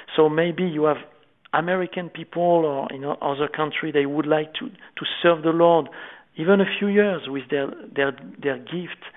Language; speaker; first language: English; non-native, fluent; French